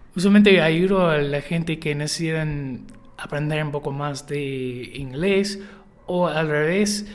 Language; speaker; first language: Spanish; non-native, learner; English